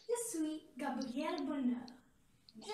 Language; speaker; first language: French; non-native, learner; Croatian